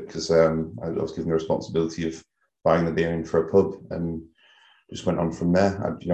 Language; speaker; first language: English; native; English